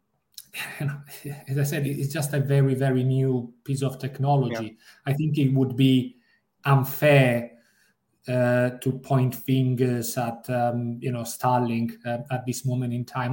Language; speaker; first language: English; non-native, fluent; Italian